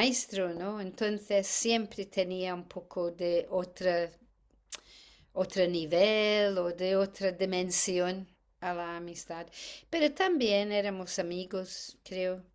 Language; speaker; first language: Spanish; non-native, fluent; English